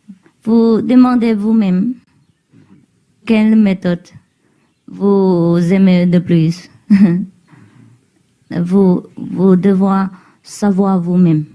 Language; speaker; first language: French; non-native, learner; Vietnamese